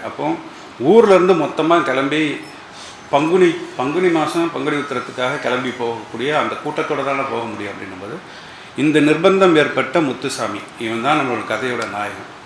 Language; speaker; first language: Tamil; native; Tamil